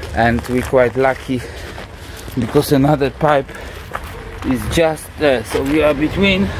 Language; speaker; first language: English; non-native, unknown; Polish